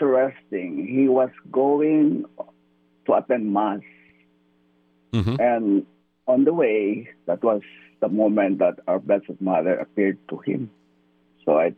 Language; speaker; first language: English; non-native, local second language; Filipino